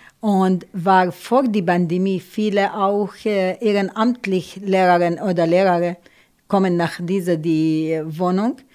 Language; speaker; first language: German; non-native, learner; Arabic